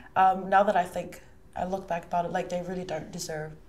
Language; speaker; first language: English; early bilingual, other home language; Samoan